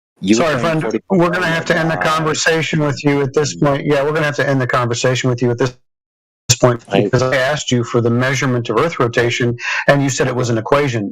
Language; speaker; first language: English; native; English